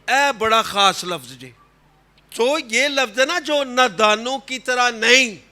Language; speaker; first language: Urdu; non-native, local second language; Punjabi